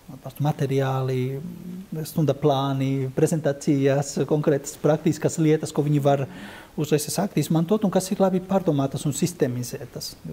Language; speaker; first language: Latvian; non-native, fluent; Spanish